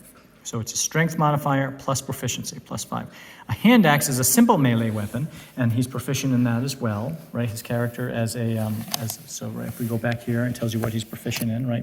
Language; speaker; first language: English; native; English